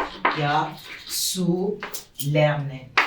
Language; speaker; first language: German; non-native, fluent; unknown